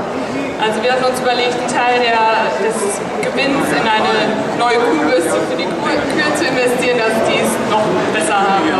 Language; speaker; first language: German; native; German